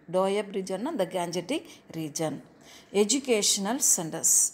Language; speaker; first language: English; non-native, local second language; Tamil